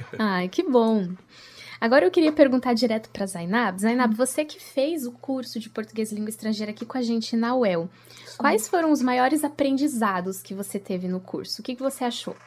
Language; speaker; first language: Portuguese; native; Portuguese